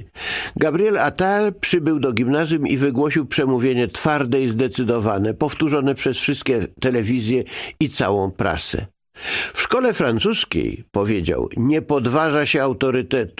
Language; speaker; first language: Polish; native; Polish